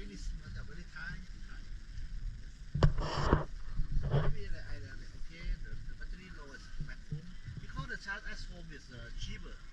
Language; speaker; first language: English; non-native, learner; Thai